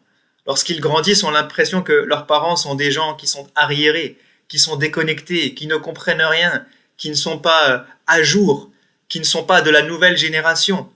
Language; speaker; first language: French; native; French